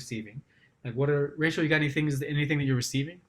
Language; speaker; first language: English; native; English